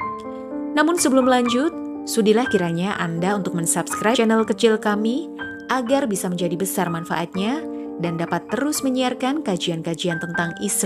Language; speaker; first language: Indonesian; native; Indonesian